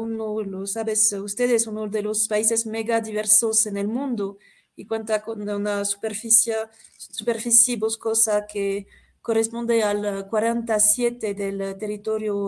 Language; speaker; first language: Spanish; non-native, fluent; French